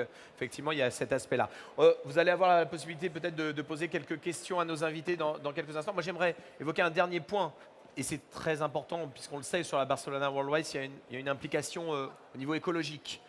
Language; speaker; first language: French; native; French